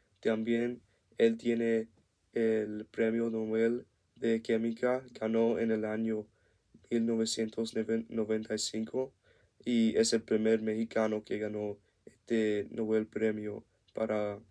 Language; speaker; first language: Spanish; non-native, learner; English